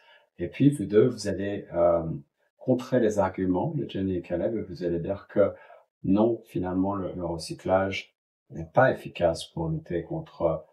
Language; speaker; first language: French; native; French